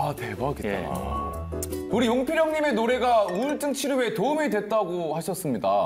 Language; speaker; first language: Korean; native; Korean